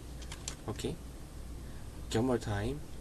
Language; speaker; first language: English; non-native, learner; Korean